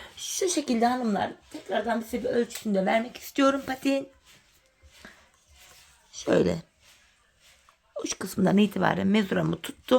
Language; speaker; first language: Turkish; native; Turkish